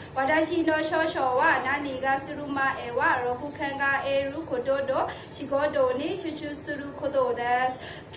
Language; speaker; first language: Japanese; non-native, learner; Burmese